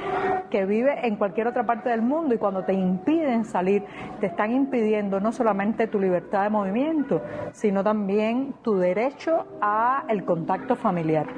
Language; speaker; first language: Spanish; native; Spanish